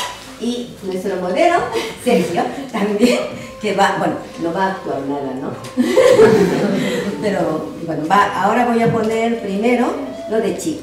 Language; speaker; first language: Spanish; non-native, learner; Japanese